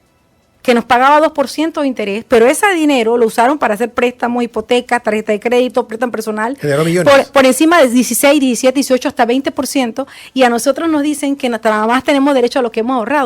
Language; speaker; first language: Spanish; native; Spanish